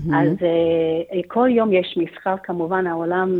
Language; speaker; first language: Hebrew; non-native, fluent; English